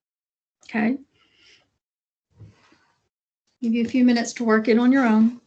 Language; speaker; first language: English; native; English